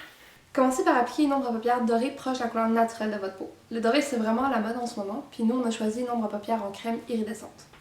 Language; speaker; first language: French; native; French